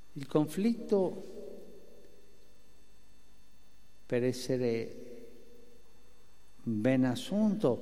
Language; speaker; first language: Italian; non-native, fluent; Spanish